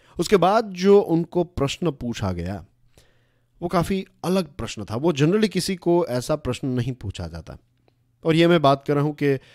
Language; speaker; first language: Hindi; non-native, local second language; Gujarati